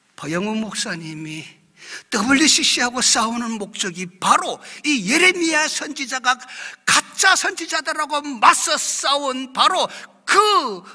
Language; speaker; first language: Korean; native; Korean